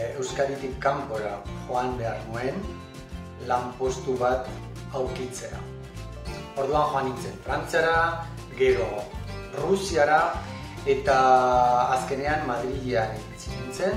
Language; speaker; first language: Basque; non-native, local second language; Spanish